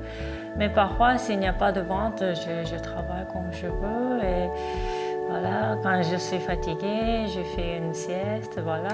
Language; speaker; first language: French; non-native, fluent; Japanese